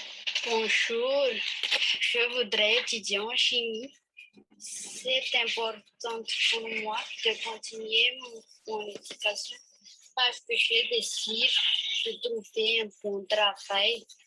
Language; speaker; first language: French; non-native, local second language; Malagasy